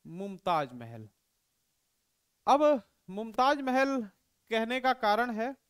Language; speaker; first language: Hindi; native; Hindi